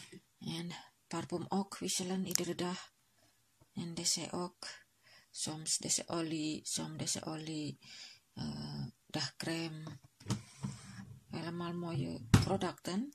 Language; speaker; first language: Dutch; non-native, learner; Indonesian